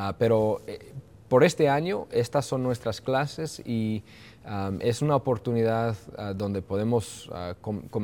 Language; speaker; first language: Spanish; early bilingual, heritage; Spanish